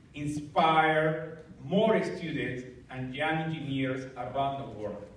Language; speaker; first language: English; non-native, fluent; Spanish